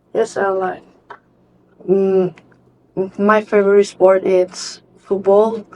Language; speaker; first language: English; non-native, learner; Vietnamese